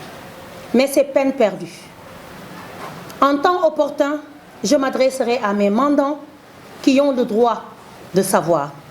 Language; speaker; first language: French; non-native, local second language; Wolof